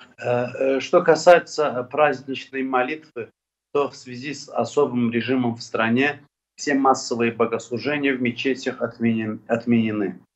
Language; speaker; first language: Russian; non-native, local second language; Azerbaijani